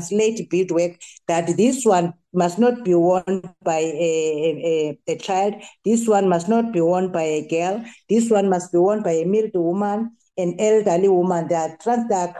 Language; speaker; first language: English; non-native, local second language; Xhosa